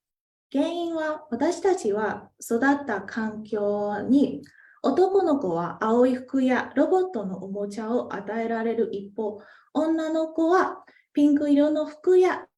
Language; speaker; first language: Japanese; non-native, fluent; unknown